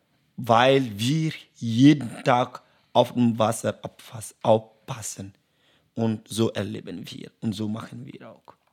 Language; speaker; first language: German; non-native, learner; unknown